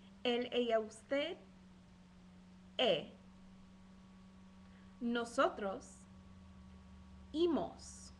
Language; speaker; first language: Spanish; non-native, fluent; English